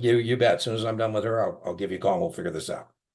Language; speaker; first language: English; native; English